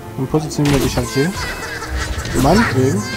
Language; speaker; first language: German; native; German